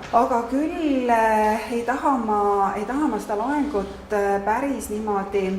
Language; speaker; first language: Estonian; native; Estonian